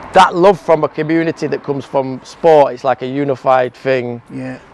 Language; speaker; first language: English; native; English